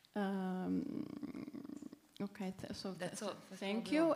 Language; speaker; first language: English; non-native, fluent; Serbian